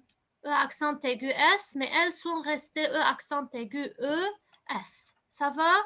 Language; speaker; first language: French; non-native, local second language; Arabic